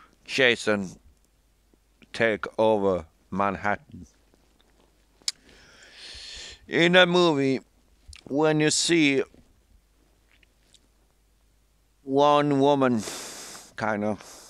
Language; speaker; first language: English; non-native, fluent; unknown